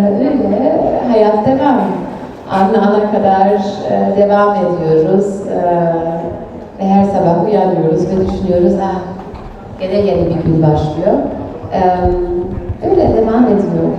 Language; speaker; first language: Turkish; early bilingual, heritage; Turkish